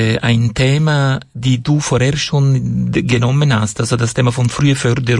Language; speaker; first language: German; non-native, fluent; Italian